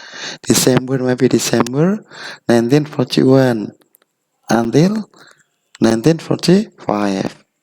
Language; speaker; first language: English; non-native, learner; Indonesian